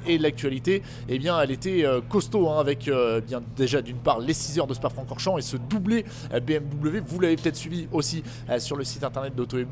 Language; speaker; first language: French; native; French